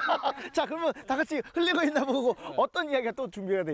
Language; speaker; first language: Korean; native; Korean